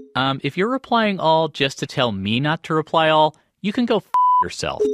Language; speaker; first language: English; native; English